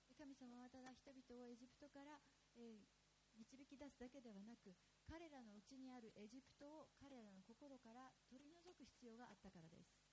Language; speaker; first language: Japanese; native; Japanese